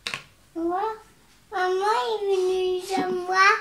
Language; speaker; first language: French; native; French